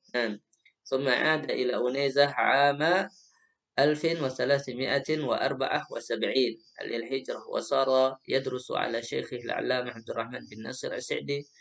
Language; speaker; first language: Arabic; non-native, fluent; Indonesian